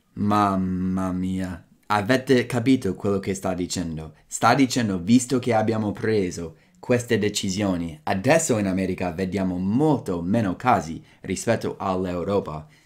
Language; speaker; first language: Italian; non-native, fluent; English